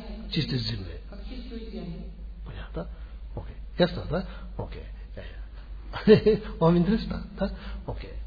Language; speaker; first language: Russian; non-native, learner; Tibetan